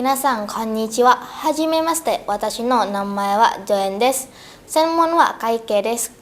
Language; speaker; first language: Japanese; non-native, learner; Indonesian